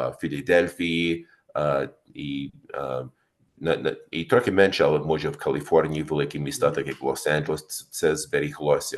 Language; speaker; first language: Ukrainian; early bilingual, heritage; Ukrainian